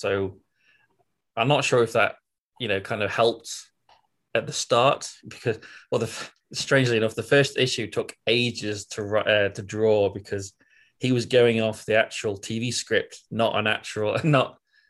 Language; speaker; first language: English; native; English